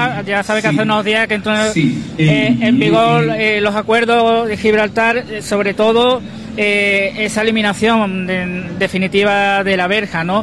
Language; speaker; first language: Spanish; native; Spanish